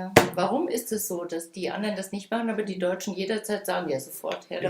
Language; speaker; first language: German; native; German